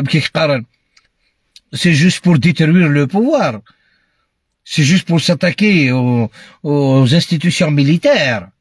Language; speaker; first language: French; non-native, local second language; Kabyle